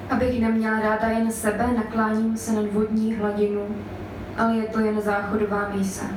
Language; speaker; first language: Czech; native; Czech